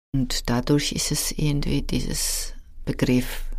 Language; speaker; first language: German; non-native, fluent; Georgian